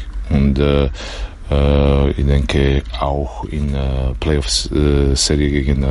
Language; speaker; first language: German; non-native, learner; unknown